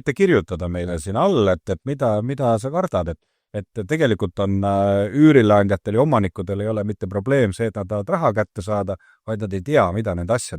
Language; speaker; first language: Estonian; native; Estonian